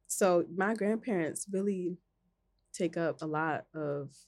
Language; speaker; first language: English; native; English